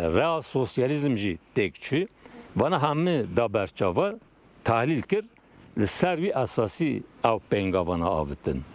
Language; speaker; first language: Kurdish; non-native, local second language; Turkish